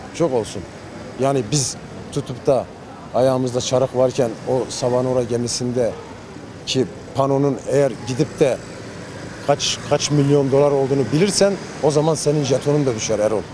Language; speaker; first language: Turkish; native; Turkish